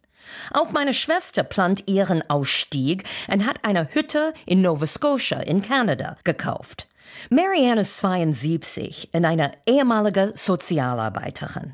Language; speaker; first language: German; non-native, fluent; English